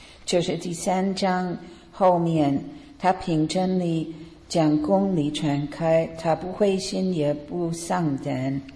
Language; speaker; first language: Chinese; native; Chinese